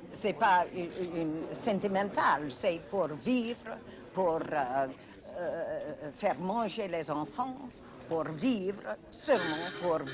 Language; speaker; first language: French; non-native, fluent; English